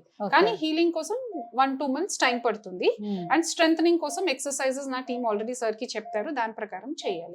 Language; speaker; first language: Telugu; non-native, learner; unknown